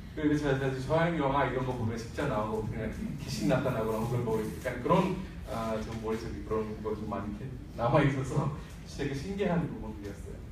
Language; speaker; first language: Korean; non-native, fluent; Bangla